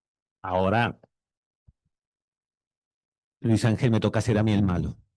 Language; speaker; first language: Spanish; native; Spanish